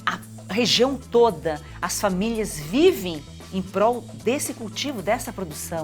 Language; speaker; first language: Portuguese; native; Portuguese